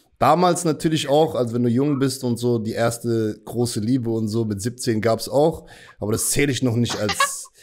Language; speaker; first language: German; native; German